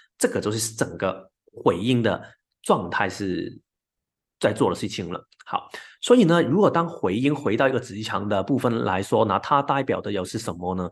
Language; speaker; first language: Chinese; non-native, local second language; Cantonese